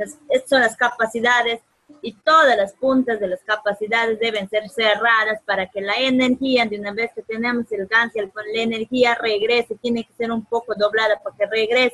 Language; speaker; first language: Spanish; native; Spanish